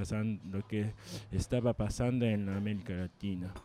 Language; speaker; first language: Spanish; non-native, learner; Japanese